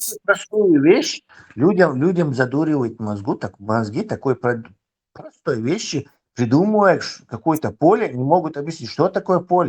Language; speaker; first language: Russian; non-native, local second language; Chechen